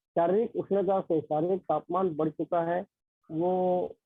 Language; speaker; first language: Hindi; non-native, local second language; Marathi